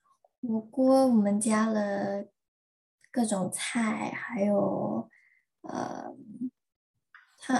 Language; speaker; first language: Chinese; early bilingual, heritage; Chinese